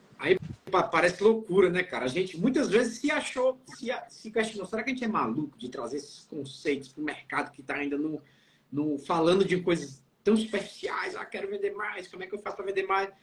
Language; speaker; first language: Portuguese; native; Portuguese